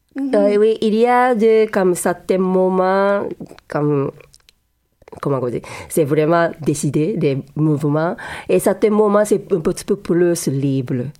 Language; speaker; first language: French; non-native, learner; Japanese